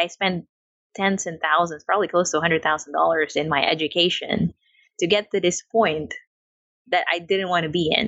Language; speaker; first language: English; non-native, local second language; Filipino